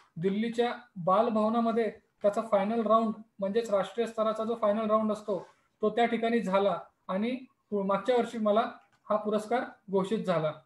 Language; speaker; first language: Marathi; non-native, local second language; Hindi